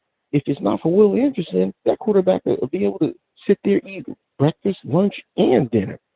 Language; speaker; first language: English; native; English